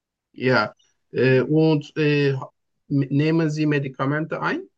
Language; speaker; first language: German; non-native, learner; Turkish